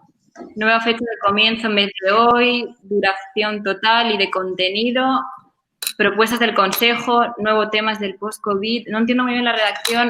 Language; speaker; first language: Spanish; native; Spanish